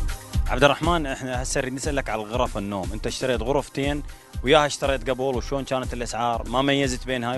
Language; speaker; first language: Arabic; native; Arabic